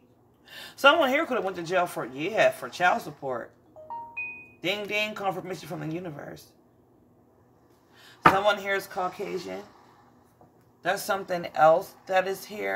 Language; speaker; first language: English; native; English